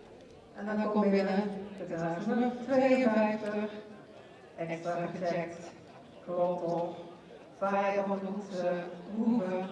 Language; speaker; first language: Dutch; native; Dutch